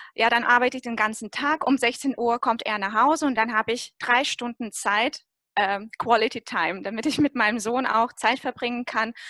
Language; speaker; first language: German; non-native, fluent; Russian